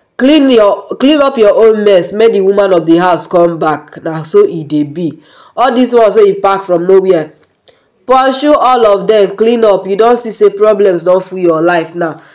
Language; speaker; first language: Nigerian Pidgin; non-native, local second language; Yoruba